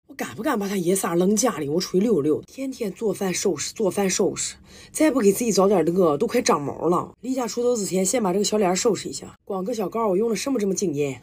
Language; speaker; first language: Chinese; native; Chinese